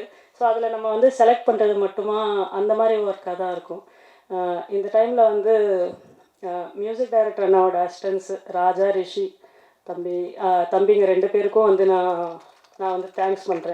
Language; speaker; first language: Tamil; native; Tamil